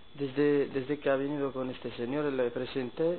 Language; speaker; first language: Spanish; non-native, learner; Arabic